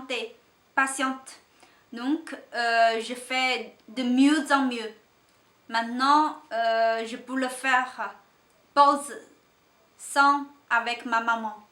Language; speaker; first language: French; non-native, learner; Chinese